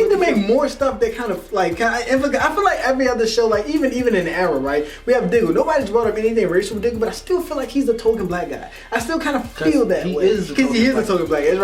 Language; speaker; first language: English; native; English